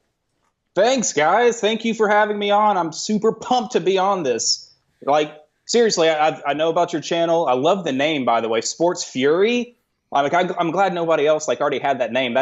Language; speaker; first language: English; native; English